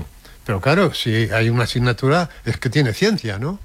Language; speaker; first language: Spanish; native; Spanish